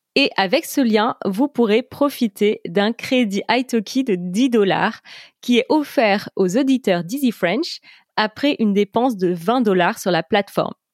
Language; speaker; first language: French; native; French